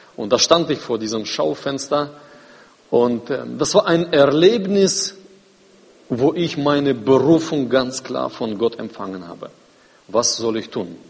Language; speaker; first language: German; non-native, fluent; Russian